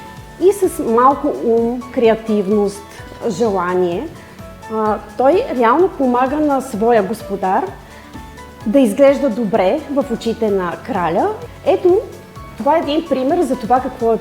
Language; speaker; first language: Bulgarian; native; Bulgarian